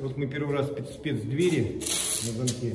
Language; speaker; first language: Russian; native; Russian